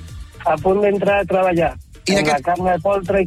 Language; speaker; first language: Catalan; non-native, local second language; Spanish